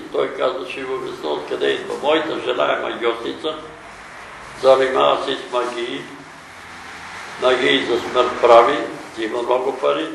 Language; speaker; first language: Bulgarian; native; Bulgarian